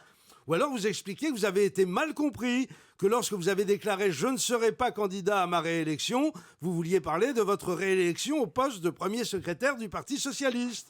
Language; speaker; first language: French; native; French